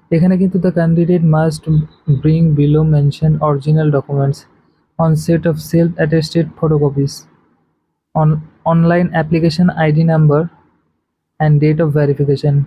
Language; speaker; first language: English; non-native, local second language; Bangla